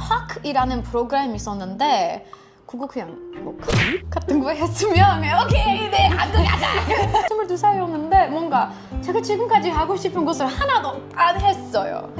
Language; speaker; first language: Korean; non-native, fluent; English